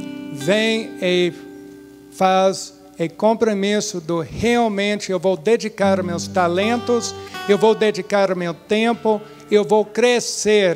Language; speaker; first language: Portuguese; non-native, fluent; English